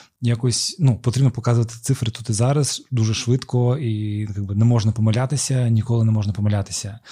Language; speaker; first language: Ukrainian; non-native, local second language; Russian